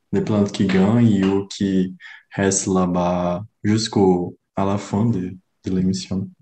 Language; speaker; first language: French; non-native, learner; Portuguese